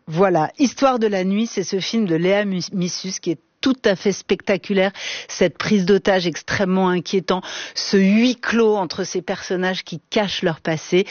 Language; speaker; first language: French; native; French